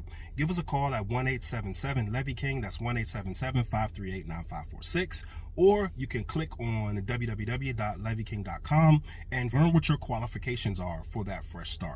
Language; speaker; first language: English; native; English